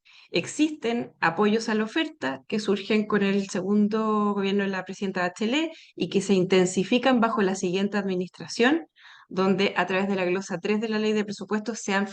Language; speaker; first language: Spanish; native; Spanish